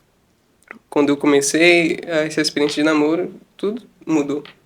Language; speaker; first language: Portuguese; native; Portuguese